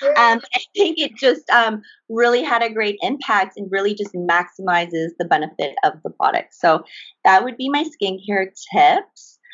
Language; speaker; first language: English; early bilingual, other home language; Japanese